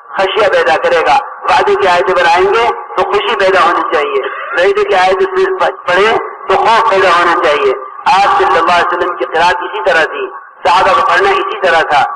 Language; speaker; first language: Urdu; native; Urdu